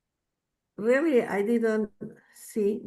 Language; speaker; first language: English; non-native, fluent; Spanish